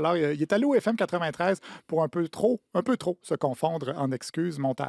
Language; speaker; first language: French; native; French